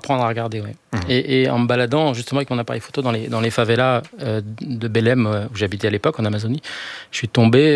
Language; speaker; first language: French; native; French